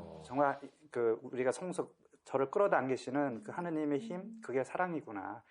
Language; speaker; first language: Korean; native; Korean